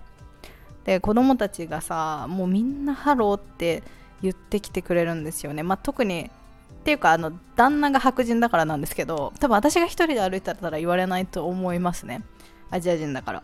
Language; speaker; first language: Japanese; native; Japanese